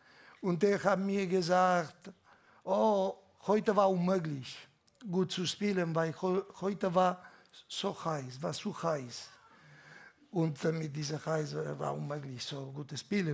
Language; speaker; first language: German; non-native, learner; Catalan